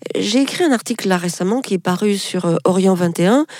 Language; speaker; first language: French; non-native, local second language; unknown